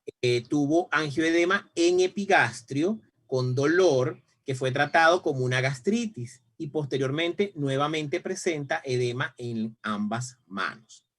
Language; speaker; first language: Spanish; native; Spanish